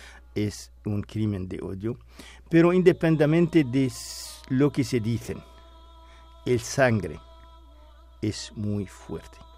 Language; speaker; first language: Spanish; non-native, fluent; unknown